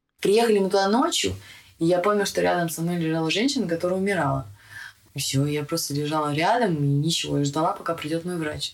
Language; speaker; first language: Russian; native; Russian